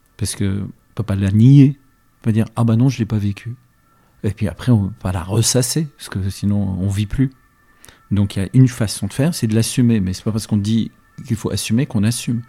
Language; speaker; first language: French; early bilingual, other home language; Arabic